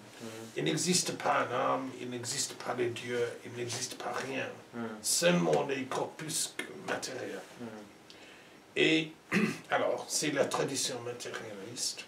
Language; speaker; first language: French; non-native, learner; English